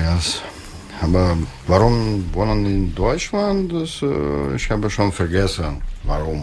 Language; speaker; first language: German; non-native, learner; Russian